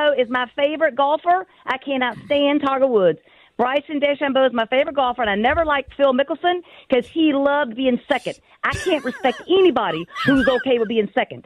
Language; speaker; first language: English; native; English